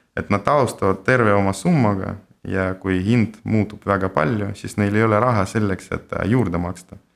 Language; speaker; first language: Estonian; non-native, local second language; Russian